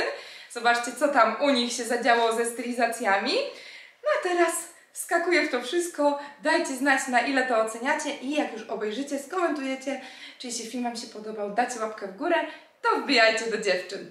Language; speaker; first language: Polish; native; Polish